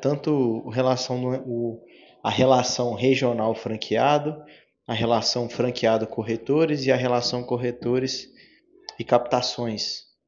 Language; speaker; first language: Portuguese; native; Portuguese